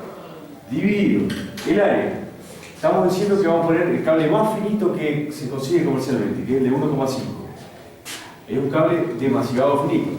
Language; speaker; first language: Spanish; native; Spanish